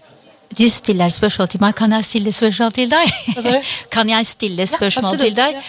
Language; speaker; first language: Norwegian; non-native, fluent; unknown